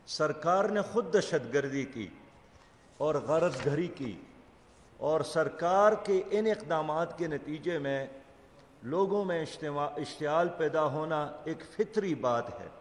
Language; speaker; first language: Urdu; non-native, local second language; Pashto